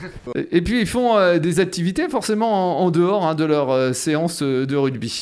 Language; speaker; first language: French; native; French